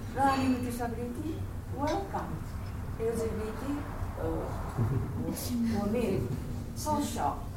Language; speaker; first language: English; non-native, learner; Japanese